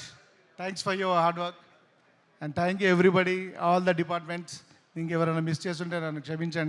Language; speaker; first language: Telugu; native; Telugu